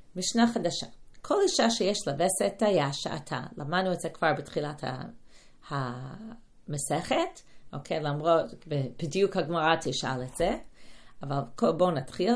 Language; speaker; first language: Hebrew; non-native, fluent; English